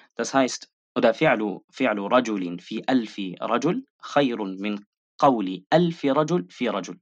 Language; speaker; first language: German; early bilingual, other home language; Arabic